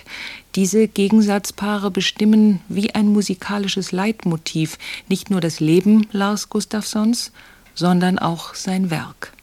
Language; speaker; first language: German; native; German